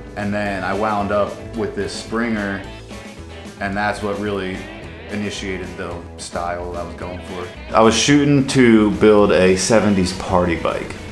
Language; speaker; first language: English; native; English